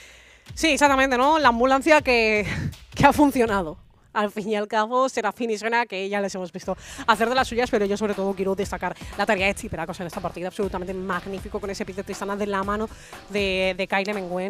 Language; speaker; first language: Spanish; native; Spanish